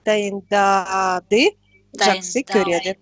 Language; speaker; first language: Kazakh; non-native, learner; Russian